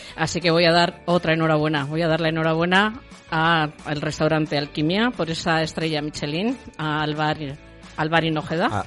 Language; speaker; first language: Spanish; native; Spanish